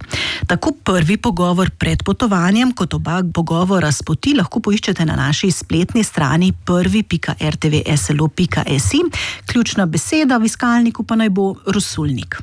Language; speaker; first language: Slovenian; native; Slovenian